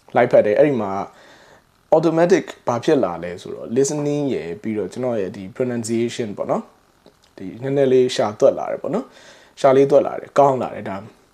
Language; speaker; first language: Burmese; native; Burmese